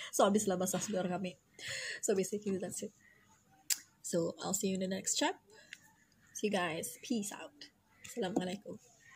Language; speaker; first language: English; non-native, local second language; Malay